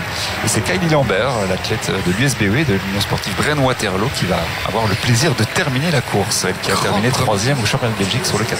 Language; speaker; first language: French; native; French